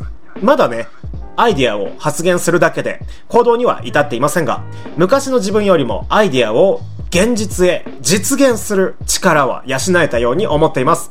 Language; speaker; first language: Japanese; native; Japanese